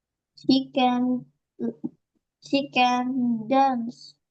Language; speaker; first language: English; non-native, learner; Indonesian